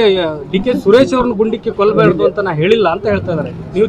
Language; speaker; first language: Kannada; native; Kannada